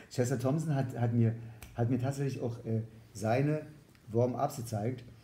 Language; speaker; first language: German; native; German